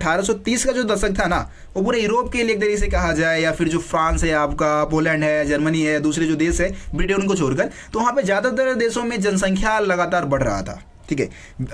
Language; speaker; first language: Hindi; native; Hindi